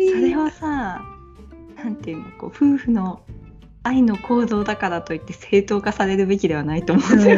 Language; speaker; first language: Japanese; native; Japanese